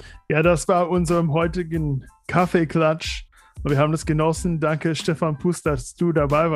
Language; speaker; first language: German; non-native, fluent; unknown